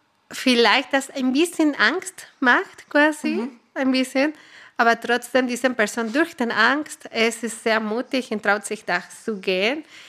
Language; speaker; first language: German; non-native, fluent; Spanish